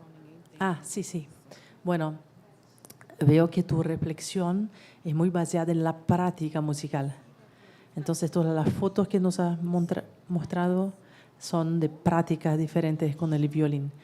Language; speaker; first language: Spanish; non-native, fluent; French